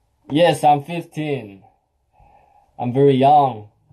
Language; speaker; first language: English; non-native, learner; Chinese